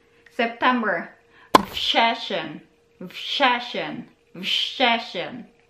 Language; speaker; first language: Polish; non-native, learner; Filipino